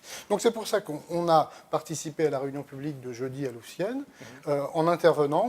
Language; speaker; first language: French; native; French